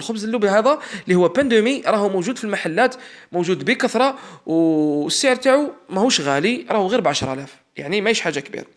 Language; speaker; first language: Arabic; native; Arabic